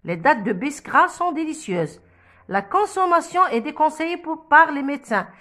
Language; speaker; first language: French; non-native, local second language; Arabic